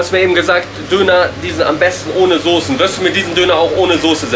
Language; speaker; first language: German; native; German